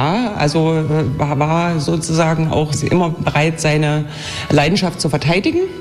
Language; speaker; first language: German; native; German